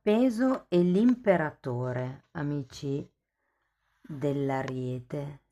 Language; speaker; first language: Italian; native; Italian